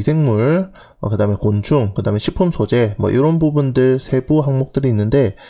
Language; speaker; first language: Korean; native; Korean